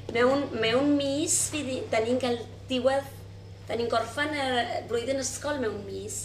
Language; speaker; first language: Welsh; early bilingual, heritage; Welsh